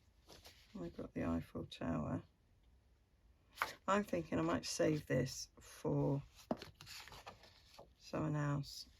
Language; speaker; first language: English; native; English